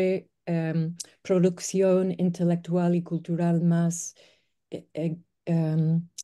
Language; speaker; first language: Spanish; non-native, fluent; English